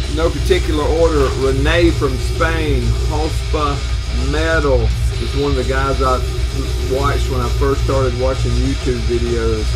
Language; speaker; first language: English; native; English